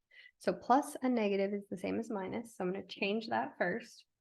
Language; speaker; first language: English; native; English